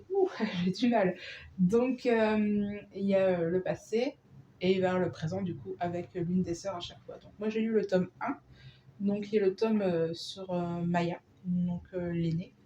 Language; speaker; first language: French; native; French